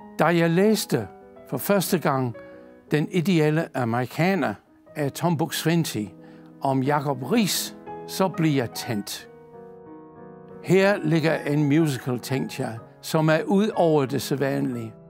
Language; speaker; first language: Danish; non-native, fluent; English